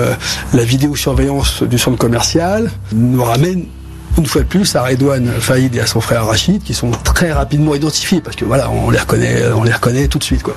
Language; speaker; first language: French; native; French